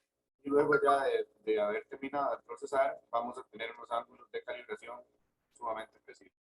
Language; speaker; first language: Spanish; native; Spanish